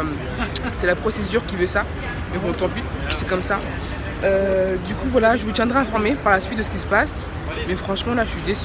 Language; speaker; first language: French; native; French